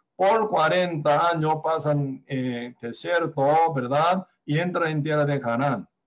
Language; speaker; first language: Spanish; non-native, fluent; Korean